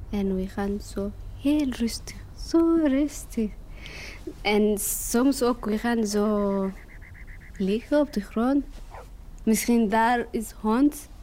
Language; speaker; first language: Dutch; non-native, learner; Tigrinya